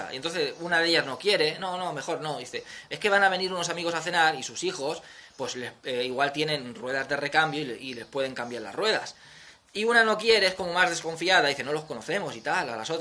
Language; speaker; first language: Spanish; native; Spanish